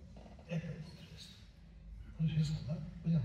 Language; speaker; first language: Russian; non-native, learner; Tibetan